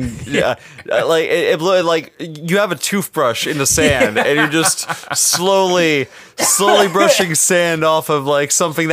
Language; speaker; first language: English; native; English